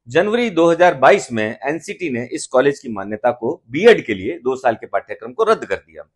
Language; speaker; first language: Hindi; native; Hindi